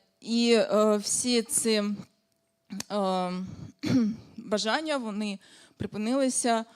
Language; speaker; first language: Ukrainian; non-native, fluent; Russian